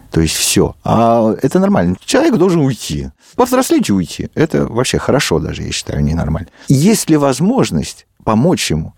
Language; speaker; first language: Russian; native; Russian